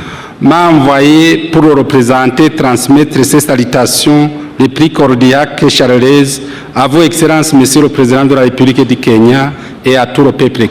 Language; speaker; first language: French; non-native, local second language; Rundi